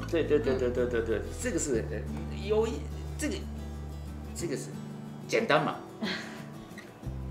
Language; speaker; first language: Chinese; non-native, learner; Japanese